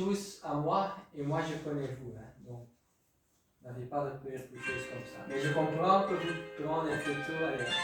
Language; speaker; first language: French; non-native, local second language; Dutch